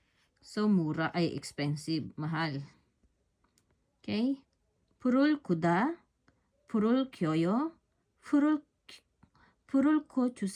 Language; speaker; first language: Korean; non-native, learner; Filipino